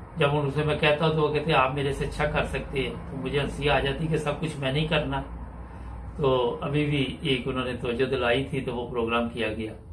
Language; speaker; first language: Urdu; non-native, local second language; Punjabi